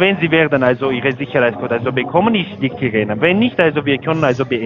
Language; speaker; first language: German; non-native, learner; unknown